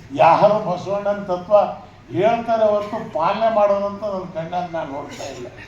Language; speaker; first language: Kannada; non-native, local second language; Urdu